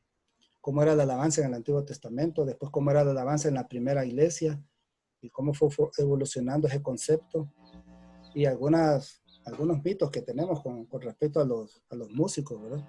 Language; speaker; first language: Spanish; native; Spanish